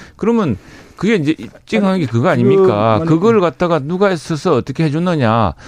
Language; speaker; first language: Korean; native; Korean